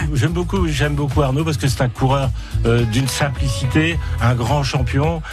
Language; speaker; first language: French; native; French